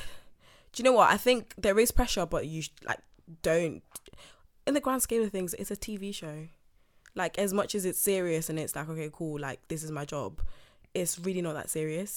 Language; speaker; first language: English; native; English